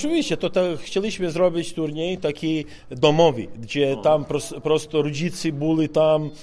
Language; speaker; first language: Polish; non-native, learner; Serbian